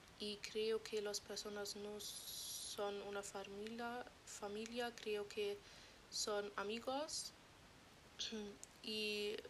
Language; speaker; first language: Spanish; non-native, learner; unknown